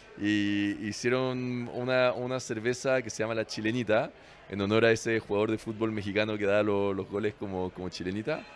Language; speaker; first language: Spanish; non-native, fluent; French